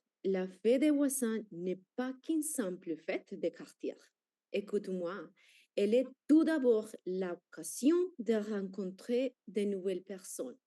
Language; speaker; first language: French; non-native, fluent; Spanish